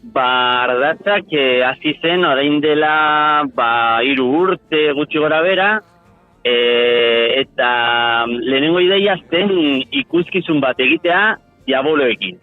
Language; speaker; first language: Basque; non-native, local second language; Spanish